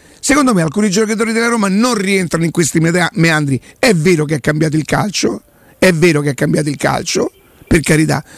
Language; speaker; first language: Italian; native; Italian